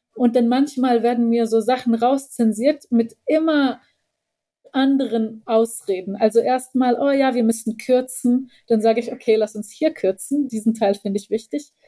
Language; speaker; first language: German; early bilingual, heritage; Bosnian